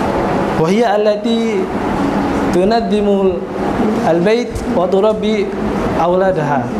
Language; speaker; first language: Arabic; non-native, learner; Indonesian